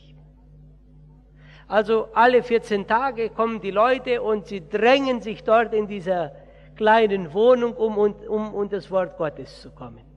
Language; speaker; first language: German; early bilingual, heritage; Portuguese